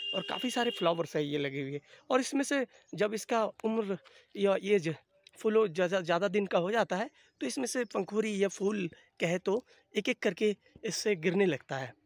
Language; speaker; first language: Hindi; non-native, local second language; Bangla